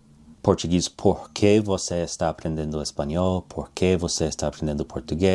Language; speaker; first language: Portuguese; non-native, fluent; English